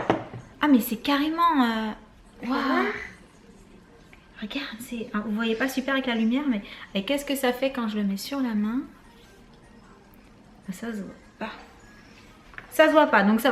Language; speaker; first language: French; native; French